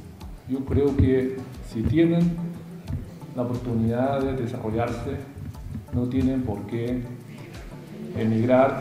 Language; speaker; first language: Spanish; non-native, fluent; Chinese